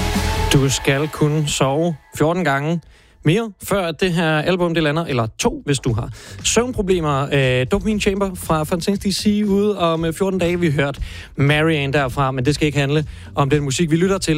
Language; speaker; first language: Danish; native; Danish